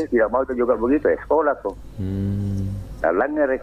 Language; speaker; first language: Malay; non-native, local second language; Buginese